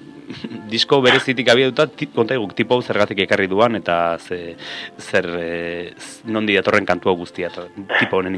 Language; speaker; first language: Basque; native; Basque